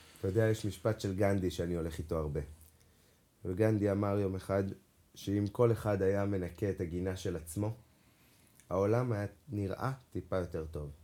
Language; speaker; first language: Hebrew; native; Hebrew